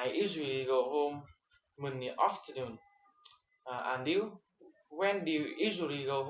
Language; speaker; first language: English; non-native, learner; Vietnamese